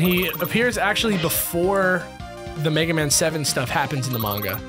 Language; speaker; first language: English; native; English